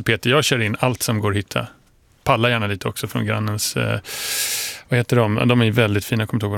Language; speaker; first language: Swedish; non-native, fluent; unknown